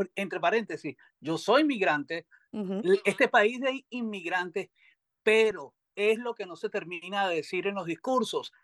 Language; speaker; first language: Spanish; native; Spanish